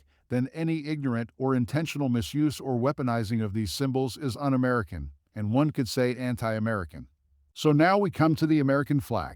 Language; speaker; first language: English; native; English